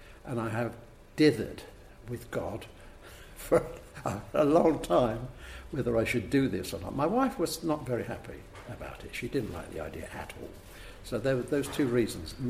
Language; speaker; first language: English; native; English